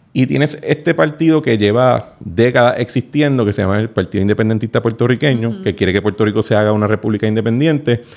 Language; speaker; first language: Spanish; native; Spanish